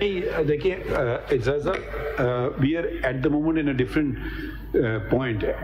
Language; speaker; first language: English; non-native, local second language; Urdu